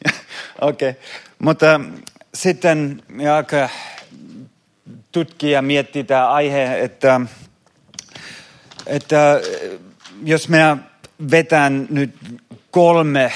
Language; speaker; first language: Finnish; non-native, fluent; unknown